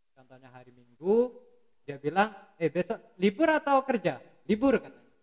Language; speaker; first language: Indonesian; non-native, local second language; Madurese